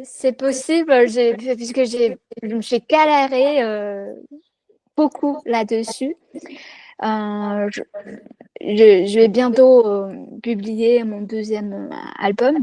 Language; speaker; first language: French; non-native, fluent; Chinese